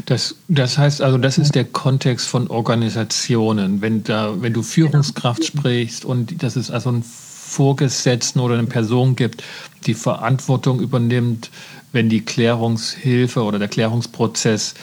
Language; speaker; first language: German; native; German